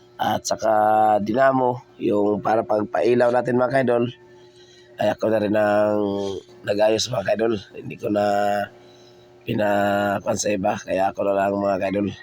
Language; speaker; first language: Filipino; non-native, local second language; Cebuano